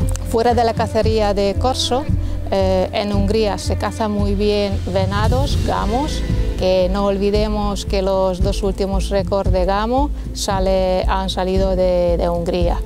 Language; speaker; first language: Spanish; non-native, fluent; Hungarian